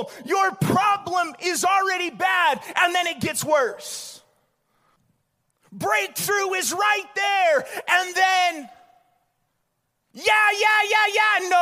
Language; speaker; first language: English; native; English